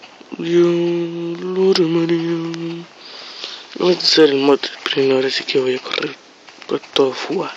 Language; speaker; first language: Spanish; native; Spanish